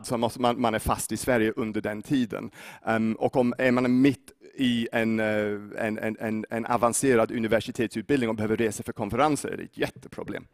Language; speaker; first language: Swedish; non-native, fluent; English